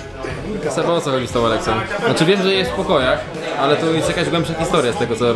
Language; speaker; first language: Polish; native; Polish